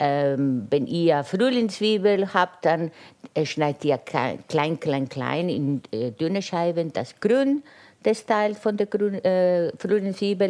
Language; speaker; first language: German; non-native, fluent; Italian